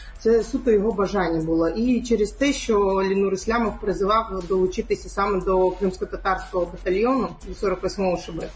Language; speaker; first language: Ukrainian; non-native, local second language; Crimean Tatar